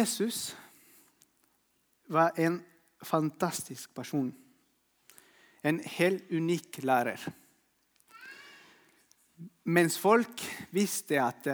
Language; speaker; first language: Norwegian; non-native, fluent; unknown